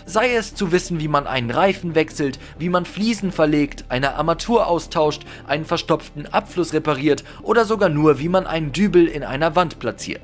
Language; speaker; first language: German; native; German